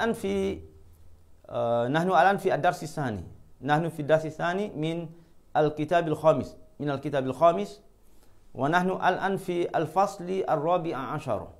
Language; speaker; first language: Arabic; non-native, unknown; Malay